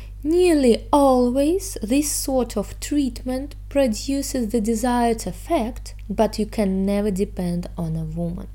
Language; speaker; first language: English; non-native, fluent; Russian